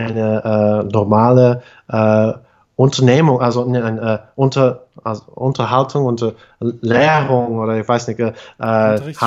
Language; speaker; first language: German; non-native, fluent; English